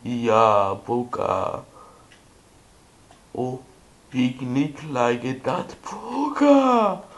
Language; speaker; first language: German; non-native, learner; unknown